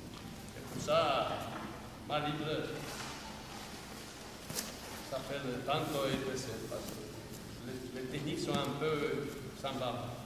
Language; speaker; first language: French; non-native, fluent; Romanian